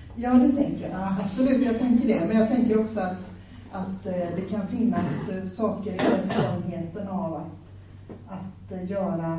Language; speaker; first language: Swedish; native; Swedish